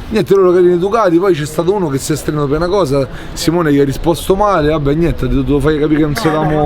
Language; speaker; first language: Italian; native; Italian